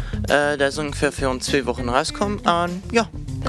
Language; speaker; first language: German; non-native, local second language; Luxembourgish